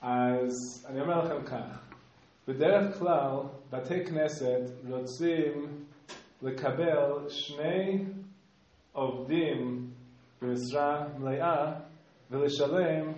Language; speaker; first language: Hebrew; non-native, fluent; English